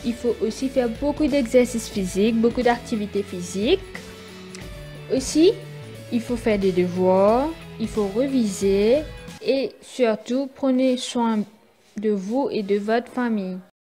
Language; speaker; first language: French; non-native, local second language; Morisyen